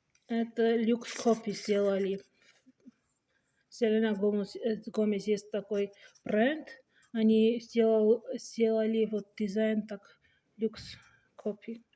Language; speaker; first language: Russian; non-native, local second language; Armenian